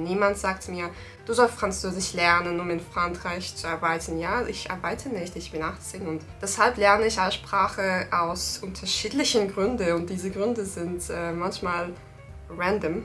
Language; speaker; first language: German; non-native, learner; Turkish